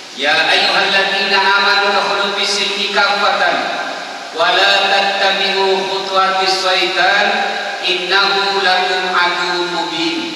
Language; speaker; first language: Indonesian; non-native, local second language; Buginese